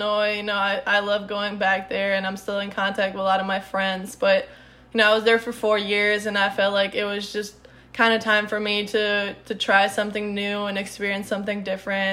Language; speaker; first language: English; non-native, fluent; Czech